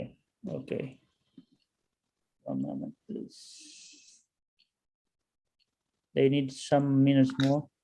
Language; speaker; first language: English; non-native, learner; Portuguese